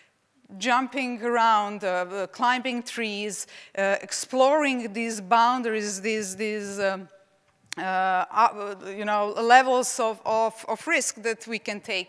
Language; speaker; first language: English; non-native, fluent; Czech